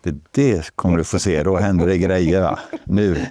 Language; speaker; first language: Swedish; native; Swedish